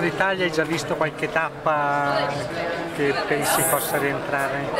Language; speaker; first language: Italian; native; Italian